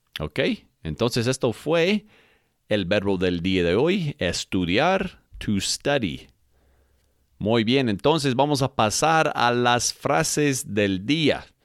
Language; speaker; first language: Spanish; non-native, fluent; English